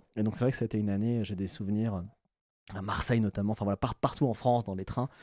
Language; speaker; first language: French; native; French